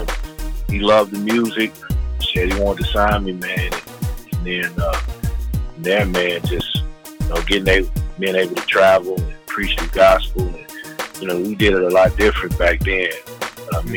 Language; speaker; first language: English; native; English